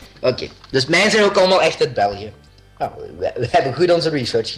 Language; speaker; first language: Dutch; native; Dutch